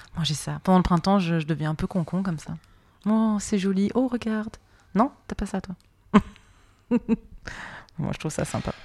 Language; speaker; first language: French; native; French